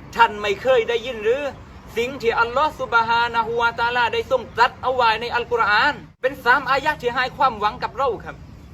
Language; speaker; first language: Thai; non-native, local second language; Malay